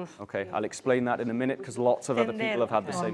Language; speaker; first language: English; native; English